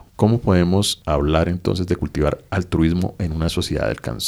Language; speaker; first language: Spanish; native; Spanish